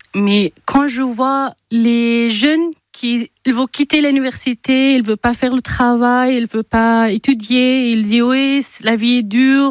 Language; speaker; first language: French; non-native, fluent; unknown